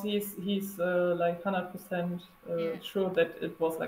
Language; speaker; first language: English; non-native, fluent; German